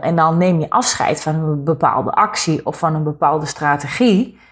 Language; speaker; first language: Dutch; native; Dutch